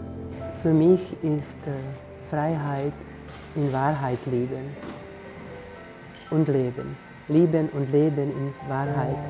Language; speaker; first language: German; non-native, fluent; Slovak